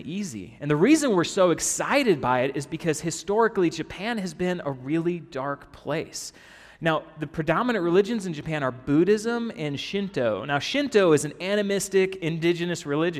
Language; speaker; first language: English; native; English